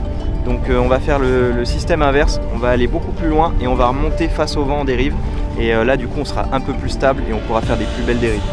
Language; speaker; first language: French; native; French